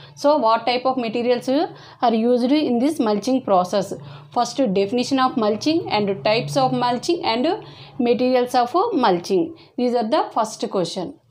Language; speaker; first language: English; non-native, local second language; Telugu